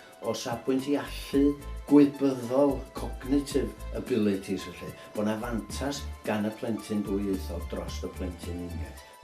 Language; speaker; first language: Welsh; native; Welsh